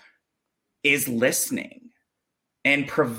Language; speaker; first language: English; native; English